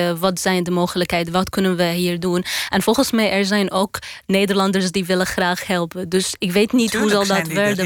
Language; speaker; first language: Dutch; non-native, learner; Arabic